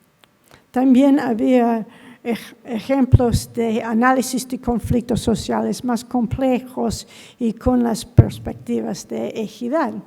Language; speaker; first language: Spanish; non-native, fluent; English